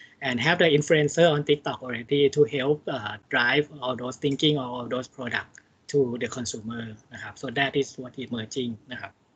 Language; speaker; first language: English; non-native, fluent; Thai